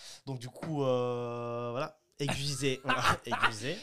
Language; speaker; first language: French; non-native, fluent; English